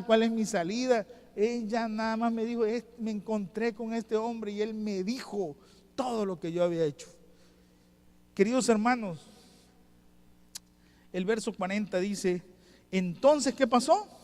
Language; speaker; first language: Spanish; native; Spanish